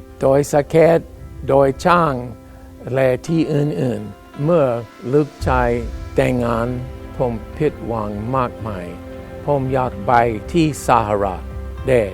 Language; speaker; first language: Thai; non-native, fluent; English